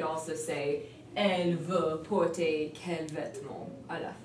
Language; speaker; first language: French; non-native, fluent; English